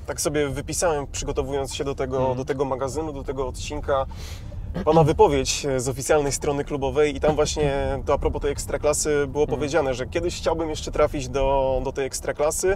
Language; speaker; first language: Polish; native; Polish